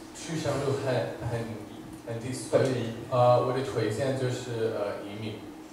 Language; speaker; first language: Chinese; non-native, fluent; English